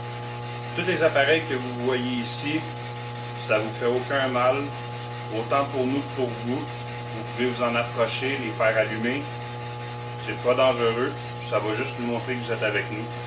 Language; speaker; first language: French; native; French